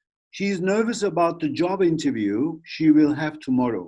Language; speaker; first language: English; non-native, fluent; Turkish